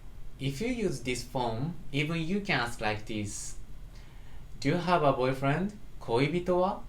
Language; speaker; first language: English; non-native, learner; Japanese